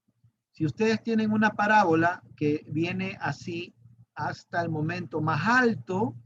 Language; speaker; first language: Spanish; native; Spanish